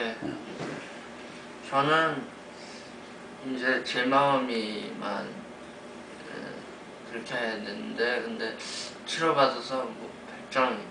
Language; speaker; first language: Korean; early bilingual, heritage; Korean